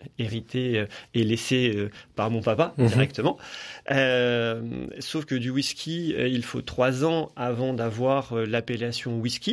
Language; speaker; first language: French; native; French